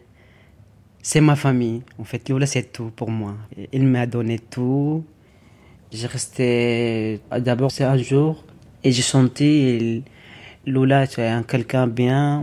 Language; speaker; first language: French; non-native, learner; Arabic